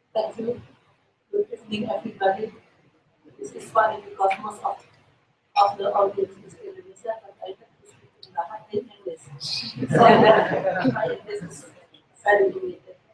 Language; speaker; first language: English; non-native, learner; Indonesian